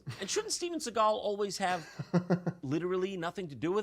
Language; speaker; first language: English; native; English